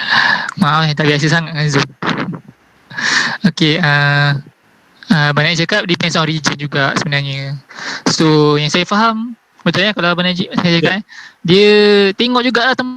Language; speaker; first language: Malay; native; Malay